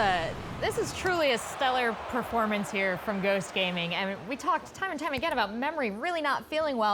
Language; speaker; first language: English; native; English